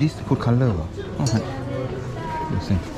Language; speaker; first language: English; non-native, learner; Thai